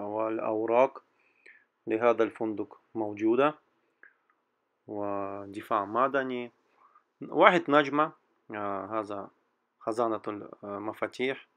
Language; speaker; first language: Arabic; non-native, fluent; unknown